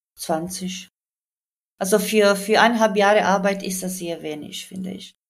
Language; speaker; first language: German; non-native, fluent; Croatian